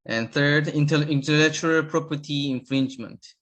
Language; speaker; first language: English; non-native, learner; Korean